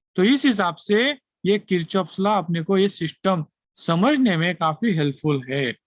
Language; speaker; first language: Hindi; non-native, local second language; Marathi